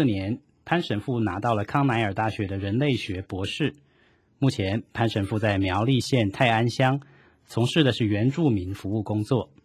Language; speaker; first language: Chinese; native; Chinese